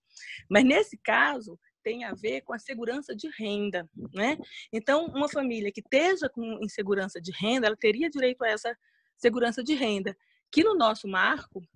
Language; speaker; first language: Portuguese; native; Portuguese